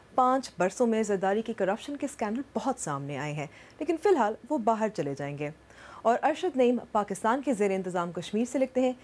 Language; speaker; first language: Urdu; native; Urdu